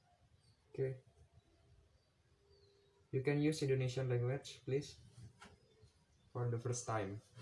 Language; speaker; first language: English; non-native, learner; Indonesian